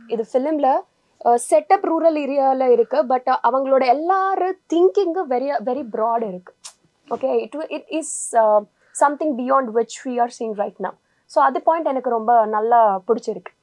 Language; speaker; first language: Tamil; non-native, learner; Telugu